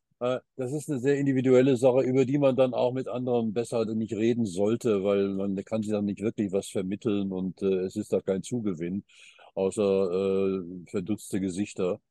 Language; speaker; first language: German; early bilingual, heritage; German